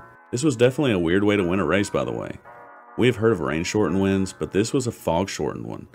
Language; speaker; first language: English; native; English